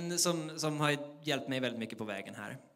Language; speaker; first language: Swedish; native; Swedish